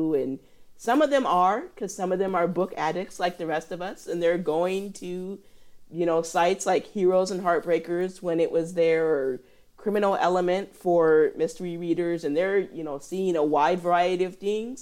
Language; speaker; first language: English; native; English